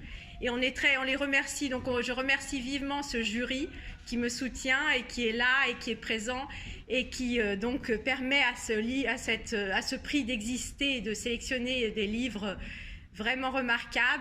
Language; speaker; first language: French; native; French